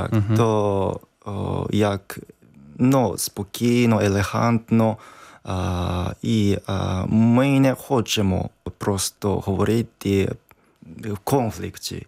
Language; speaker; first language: Ukrainian; non-native, learner; Japanese